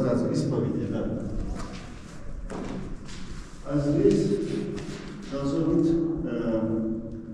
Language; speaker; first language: Russian; non-native, learner; Turkish